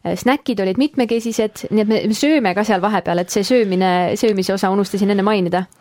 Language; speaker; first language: Estonian; early bilingual, heritage; Estonian